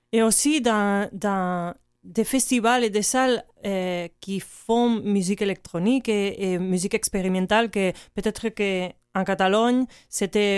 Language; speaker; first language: French; non-native, learner; Catalan